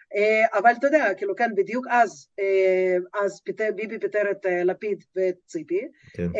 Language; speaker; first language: Hebrew; non-native, fluent; Russian